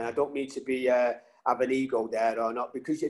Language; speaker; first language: English; native; English